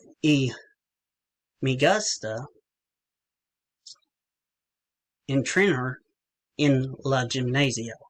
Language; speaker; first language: Spanish; non-native, learner; English